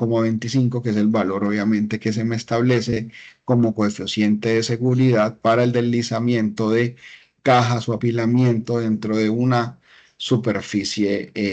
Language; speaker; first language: Spanish; native; Spanish